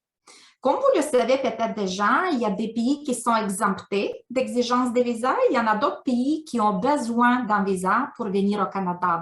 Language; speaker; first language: French; non-native, fluent; Ukrainian